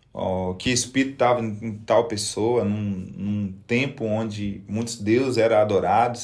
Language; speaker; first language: Portuguese; native; Portuguese